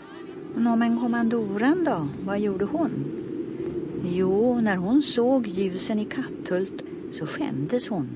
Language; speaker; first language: Swedish; native; Swedish